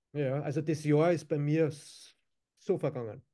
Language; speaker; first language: German; native; German